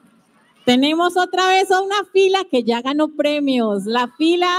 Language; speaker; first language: Spanish; native; Spanish